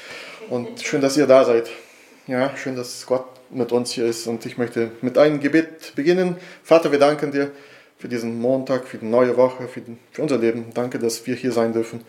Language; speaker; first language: German; non-native, fluent; Portuguese